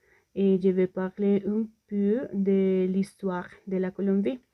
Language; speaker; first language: French; non-native, learner; Spanish